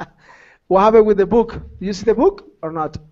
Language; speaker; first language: English; non-native, fluent; Spanish